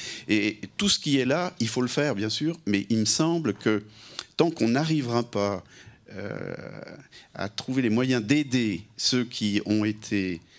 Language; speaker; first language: French; native; French